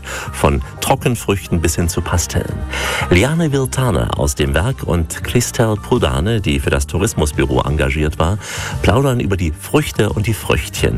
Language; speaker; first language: German; native; German